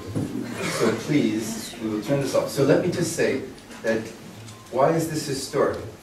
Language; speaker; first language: English; native; English